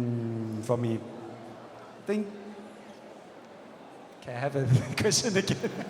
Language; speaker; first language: English; non-native, learner; Thai